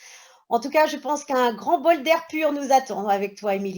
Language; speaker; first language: French; native; French